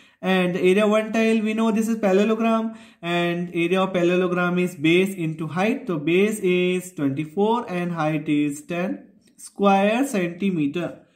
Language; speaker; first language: English; non-native, local second language; Hindi